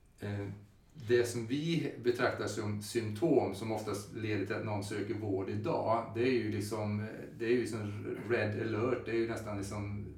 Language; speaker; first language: Swedish; native; Swedish